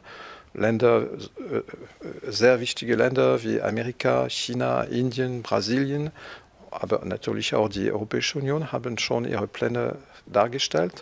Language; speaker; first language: German; non-native, fluent; French